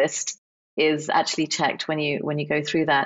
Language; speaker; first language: English; native; English